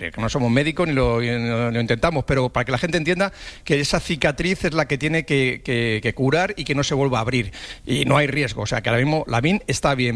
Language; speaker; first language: Spanish; native; Spanish